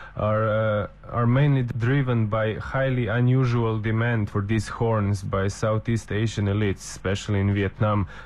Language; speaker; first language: English; non-native, fluent; Slovenian